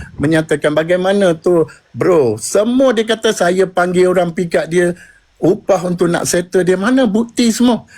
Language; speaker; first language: Malay; native; Malay